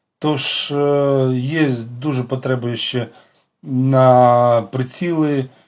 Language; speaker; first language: Ukrainian; non-native, local second language; Russian